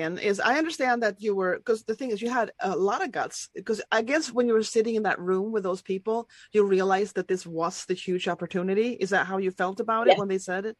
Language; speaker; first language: English; non-native, fluent; Swedish